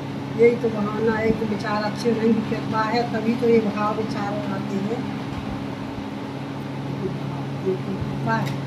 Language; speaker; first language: Hindi; native; Hindi